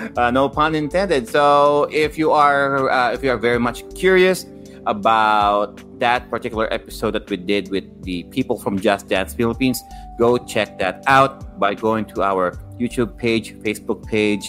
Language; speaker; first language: English; non-native, local second language; Filipino